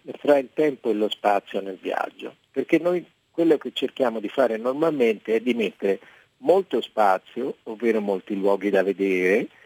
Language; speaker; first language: Italian; native; Italian